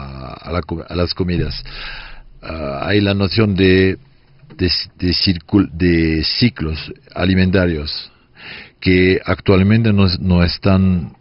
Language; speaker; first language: Spanish; non-native, fluent; French